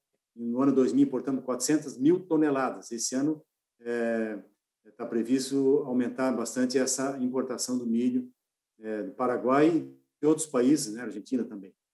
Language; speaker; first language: Portuguese; native; Portuguese